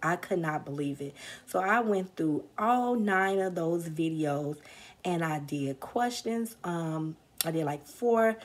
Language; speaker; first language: English; native; English